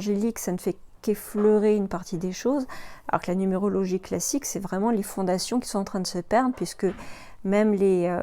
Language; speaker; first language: French; native; French